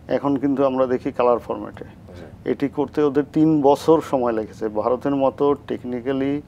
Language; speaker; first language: Bangla; native; Bangla